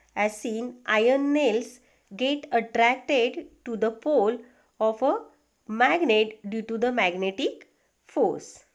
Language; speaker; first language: English; non-native, local second language; Marathi